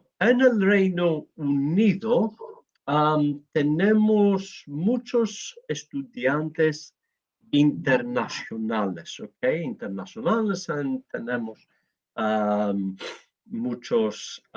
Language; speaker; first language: Spanish; non-native, learner; Greek